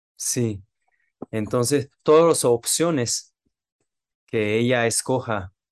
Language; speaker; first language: Spanish; non-native, fluent; Japanese